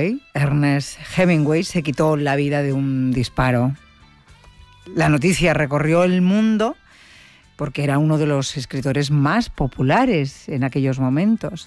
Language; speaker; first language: Spanish; native; Spanish